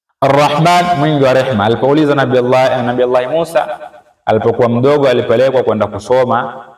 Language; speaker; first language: Swahili; native; Swahili